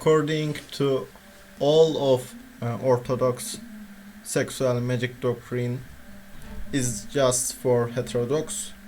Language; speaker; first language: English; non-native, learner; Turkish